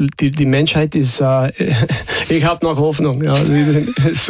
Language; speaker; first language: German; non-native, fluent; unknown